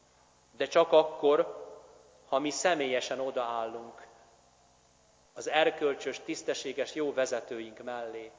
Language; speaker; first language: Hungarian; native; Hungarian